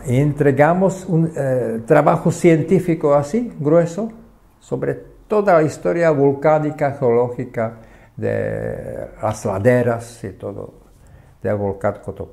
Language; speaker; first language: Spanish; non-native, fluent; Czech